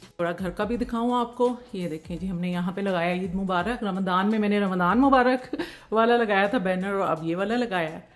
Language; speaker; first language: Urdu; native; Urdu